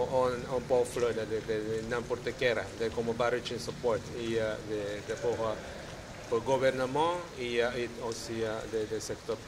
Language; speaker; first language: French; non-native, learner; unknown